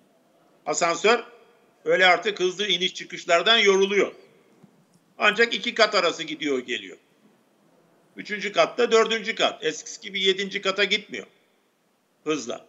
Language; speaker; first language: Turkish; native; Turkish